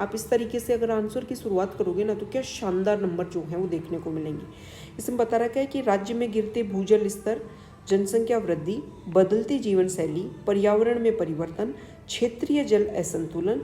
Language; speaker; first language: Hindi; native; Hindi